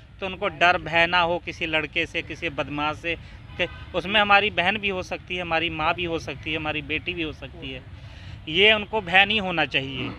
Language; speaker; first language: Hindi; non-native, local second language; Punjabi